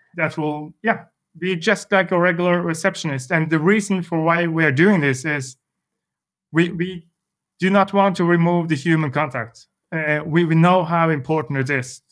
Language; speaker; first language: English; non-native, fluent; Norwegian